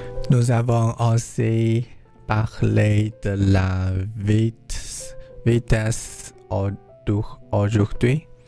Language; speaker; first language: French; non-native, learner; Chinese